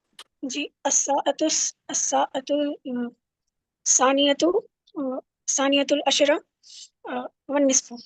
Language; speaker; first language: Arabic; non-native, learner; Urdu